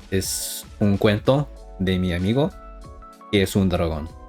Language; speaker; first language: Spanish; non-native, learner; English